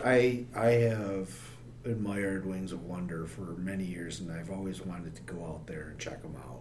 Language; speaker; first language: English; native; English